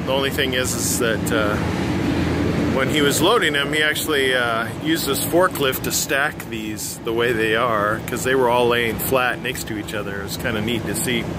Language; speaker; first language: English; native; English